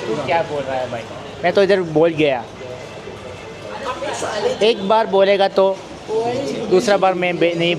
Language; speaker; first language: Hindi; non-native, local second language; Malayalam